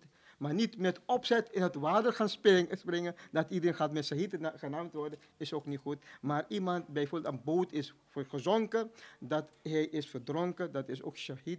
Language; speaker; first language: Dutch; non-native, fluent; Urdu